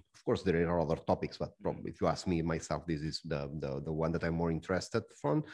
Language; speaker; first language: English; non-native, fluent; Spanish